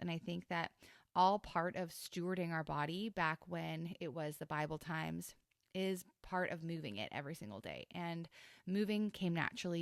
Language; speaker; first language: English; native; English